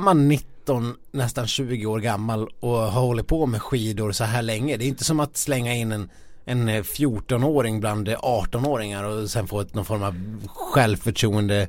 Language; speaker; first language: Swedish; native; Swedish